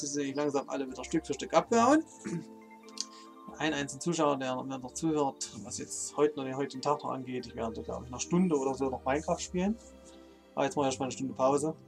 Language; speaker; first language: German; native; German